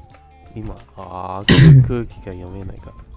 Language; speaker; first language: Japanese; non-native, learner; Chinese